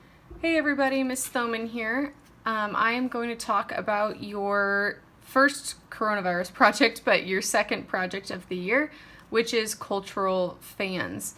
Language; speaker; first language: English; native; English